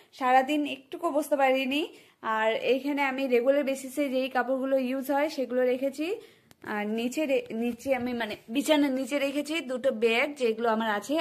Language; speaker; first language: Bangla; non-native, local second language; Hindi